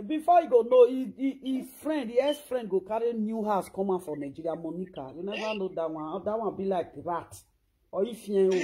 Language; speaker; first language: Nigerian Pidgin; non-native, local second language; Esan